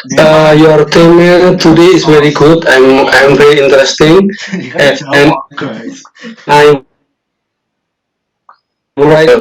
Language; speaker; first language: English; non-native, learner; Indonesian